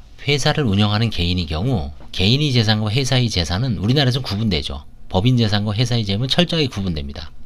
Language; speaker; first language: Korean; native; Korean